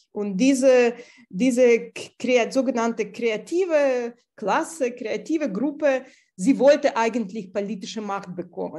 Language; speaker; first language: German; non-native, fluent; Russian